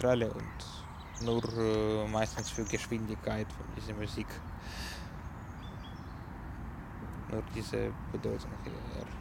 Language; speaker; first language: German; non-native, learner; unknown